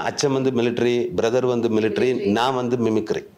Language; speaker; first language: Tamil; non-native, learner; Malayalam